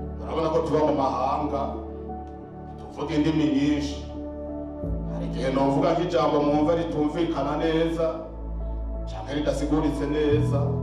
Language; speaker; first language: Rundi; early bilingual, heritage; Rundi